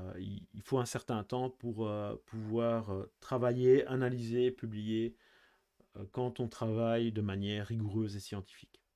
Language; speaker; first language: French; native; French